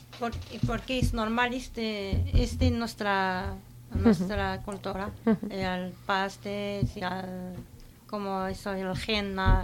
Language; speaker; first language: Spanish; non-native, learner; Arabic